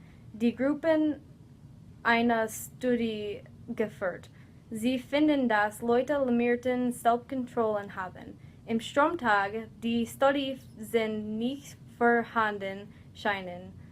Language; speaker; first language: German; non-native, learner; English